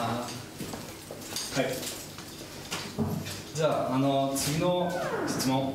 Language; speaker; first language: Japanese; non-native, fluent; German